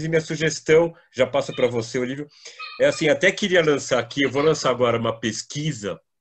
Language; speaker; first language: Portuguese; native; Portuguese